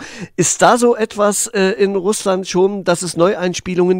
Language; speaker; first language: German; native; German